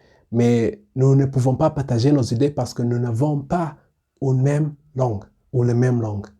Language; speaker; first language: French; non-native, learner; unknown